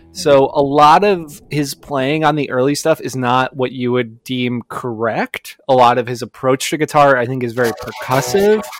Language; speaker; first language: English; native; English